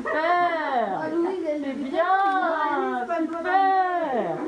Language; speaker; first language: French; native; French